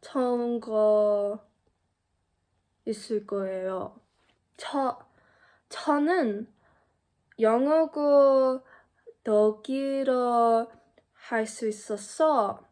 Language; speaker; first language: Korean; non-native, learner; English